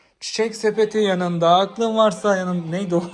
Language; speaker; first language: Turkish; native; Turkish